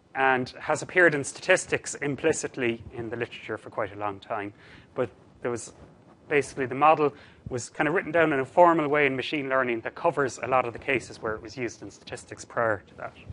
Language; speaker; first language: English; native; English